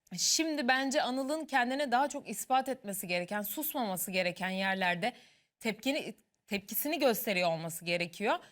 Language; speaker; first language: Turkish; native; Turkish